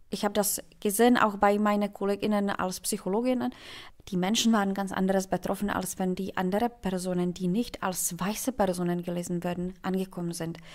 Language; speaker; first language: German; non-native, fluent; Czech